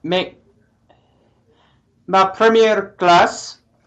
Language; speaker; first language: French; non-native, learner; English